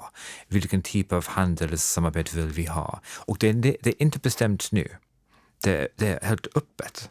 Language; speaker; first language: Swedish; non-native, fluent; English